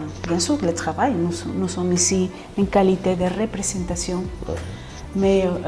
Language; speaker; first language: French; non-native, fluent; Spanish